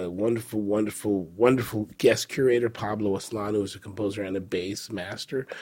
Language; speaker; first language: English; early bilingual, other home language; Spanish